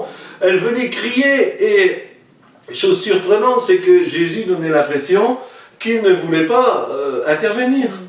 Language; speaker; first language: French; native; French